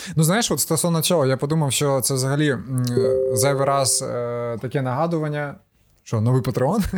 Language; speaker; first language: Ukrainian; non-native, local second language; Russian